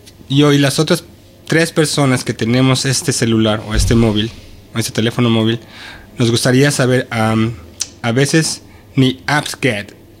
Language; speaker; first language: Spanish; native; Spanish